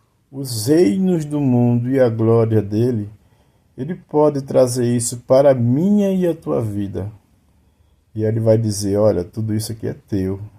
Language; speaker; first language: Portuguese; native; Portuguese